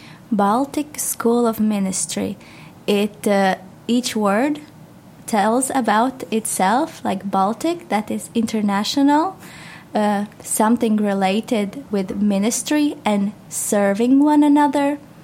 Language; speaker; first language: English; non-native, fluent; Latvian